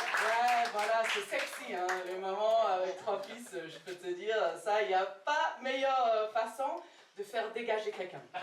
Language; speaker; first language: French; non-native, fluent; English